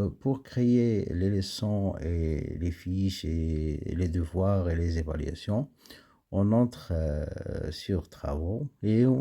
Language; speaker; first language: French; non-native, local second language; Arabic